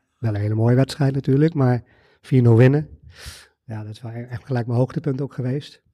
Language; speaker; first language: Dutch; native; Dutch